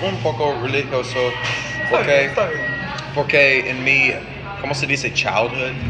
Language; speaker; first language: Spanish; non-native, learner; English